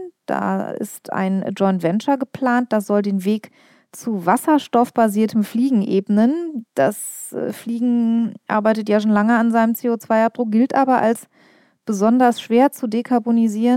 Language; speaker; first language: German; native; German